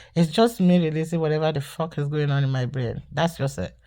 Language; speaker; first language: English; non-native, local second language; Yoruba